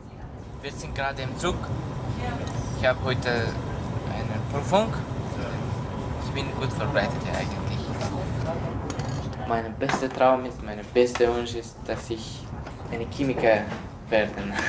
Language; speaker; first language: German; non-native, learner; Persian